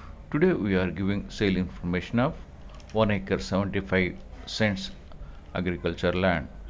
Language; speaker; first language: English; non-native, local second language; Telugu